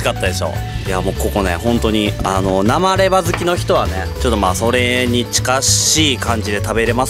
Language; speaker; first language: Japanese; native; Japanese